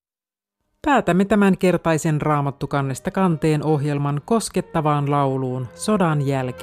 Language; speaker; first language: Finnish; native; Finnish